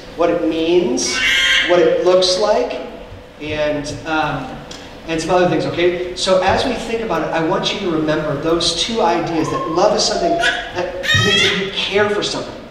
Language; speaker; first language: English; native; English